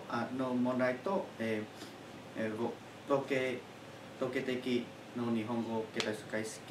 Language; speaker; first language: Japanese; non-native, learner; Chinese